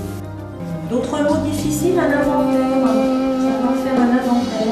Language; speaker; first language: French; native; French